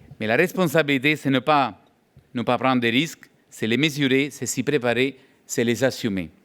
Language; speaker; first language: French; non-native, fluent; Italian